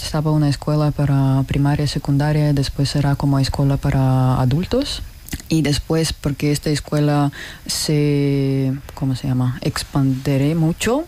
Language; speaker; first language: Spanish; non-native, learner; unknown